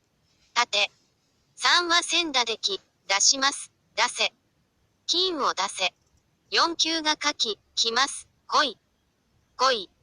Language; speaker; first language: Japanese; non-native, fluent; Chinese